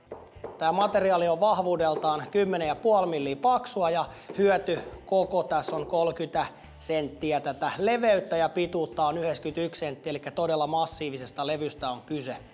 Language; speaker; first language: Finnish; native; Finnish